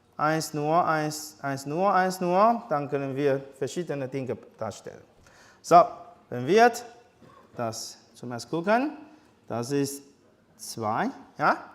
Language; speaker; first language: German; non-native, learner; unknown